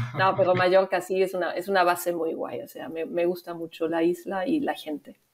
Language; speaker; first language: Spanish; non-native, fluent; German